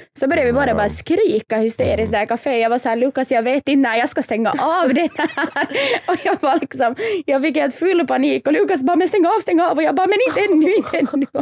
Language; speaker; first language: Swedish; native; Swedish